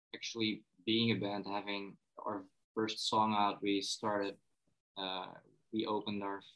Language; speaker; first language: English; non-native, fluent; Dutch